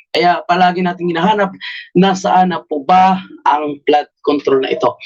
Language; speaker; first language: Filipino; native; Filipino